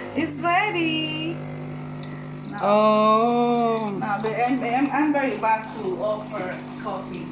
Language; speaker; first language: English; non-native, learner; Spanish